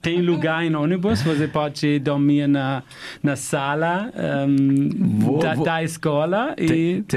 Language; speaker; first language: Portuguese; non-native, fluent; German